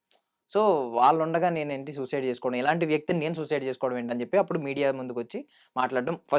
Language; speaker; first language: Telugu; native; Telugu